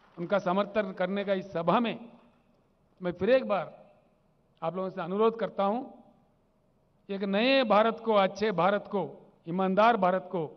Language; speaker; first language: Hindi; non-native, local second language; Telugu